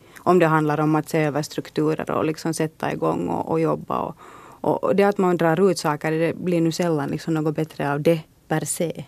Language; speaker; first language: Swedish; native; Swedish